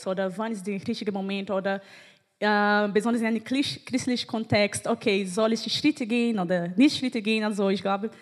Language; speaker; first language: German; non-native, fluent; Portuguese